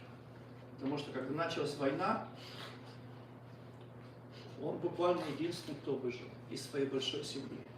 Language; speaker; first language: Russian; native; Russian